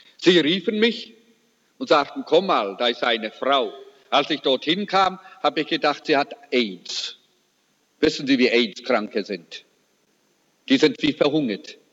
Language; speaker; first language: German; early bilingual, heritage; German